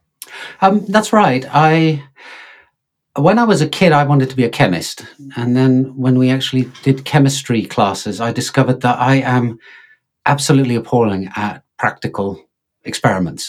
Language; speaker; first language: English; native; English